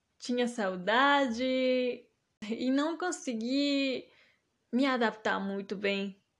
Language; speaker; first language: Portuguese; early bilingual, heritage; Portuguese